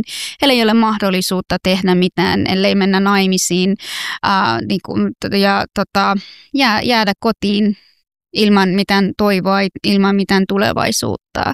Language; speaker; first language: Finnish; non-native, fluent; Persian